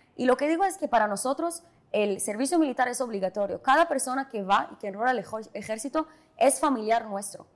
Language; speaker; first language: Spanish; non-native, fluent; Hebrew